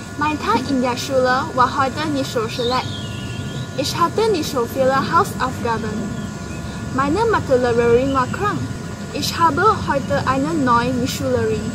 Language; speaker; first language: German; non-native, learner; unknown